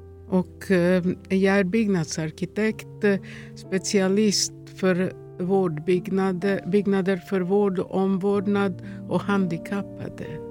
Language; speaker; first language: Swedish; non-native, fluent; Serbian